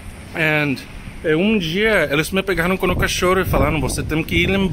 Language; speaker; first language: Portuguese; non-native, learner; English